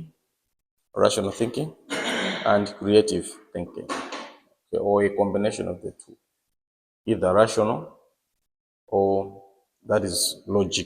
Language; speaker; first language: English; non-native, local second language; Nyanja